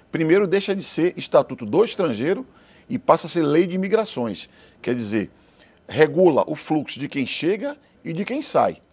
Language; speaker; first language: Portuguese; native; Portuguese